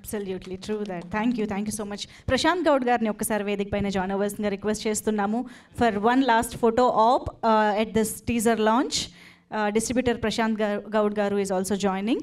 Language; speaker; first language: Telugu; native; Telugu